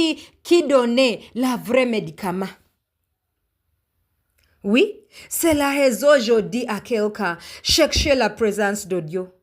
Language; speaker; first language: French; non-native, learner; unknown